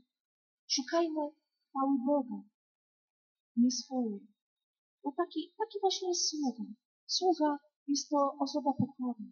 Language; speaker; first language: Polish; native; Polish